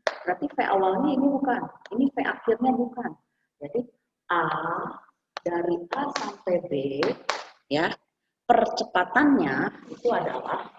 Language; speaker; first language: Indonesian; native; Indonesian